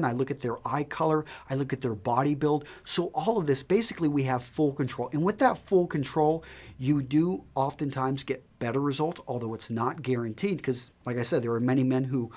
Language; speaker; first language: English; native; English